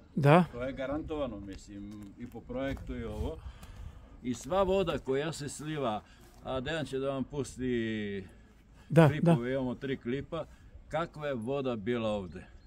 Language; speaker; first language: Bosnian; non-native, local second language; Bulgarian